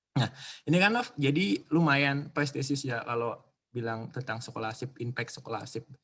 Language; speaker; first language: Indonesian; native; Indonesian